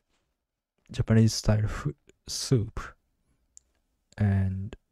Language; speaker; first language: English; non-native, learner; Japanese